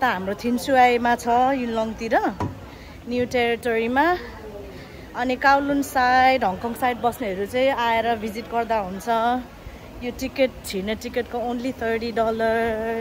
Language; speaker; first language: English; non-native, learner; Nepali